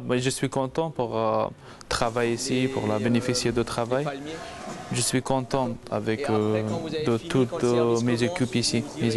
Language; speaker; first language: French; non-native, learner; Persian